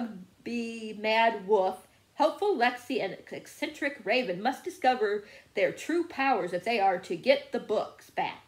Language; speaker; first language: English; native; English